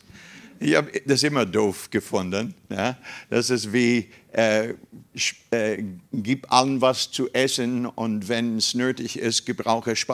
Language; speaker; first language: German; non-native, fluent; English